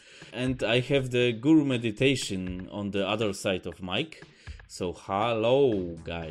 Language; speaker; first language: English; non-native, fluent; Polish